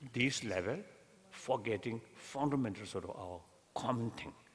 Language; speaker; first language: English; non-native, learner; Tibetan